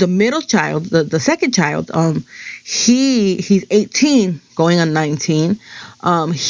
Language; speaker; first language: English; early bilingual, other home language; Spanish